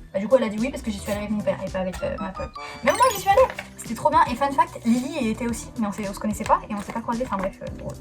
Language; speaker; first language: French; native; French